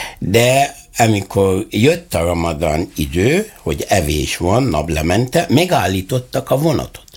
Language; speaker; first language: Hungarian; non-native, fluent; Arabic